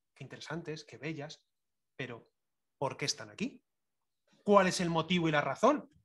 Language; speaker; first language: Spanish; native; Spanish